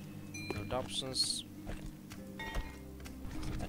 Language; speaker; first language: English; native; English